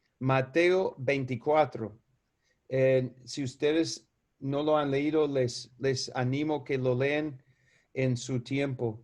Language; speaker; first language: Spanish; non-native, fluent; English